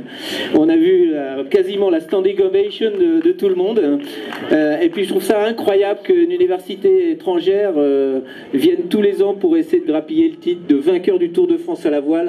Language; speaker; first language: French; native; French